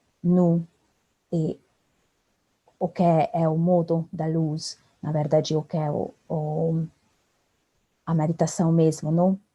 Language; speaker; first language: Portuguese; non-native, fluent; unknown